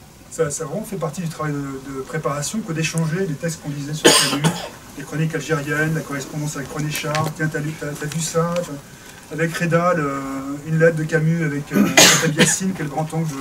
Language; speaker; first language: French; native; French